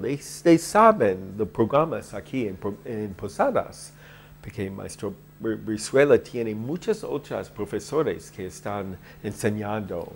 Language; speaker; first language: Spanish; non-native, learner; English